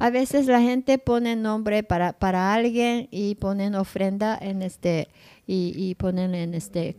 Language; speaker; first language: Spanish; non-native, learner; Japanese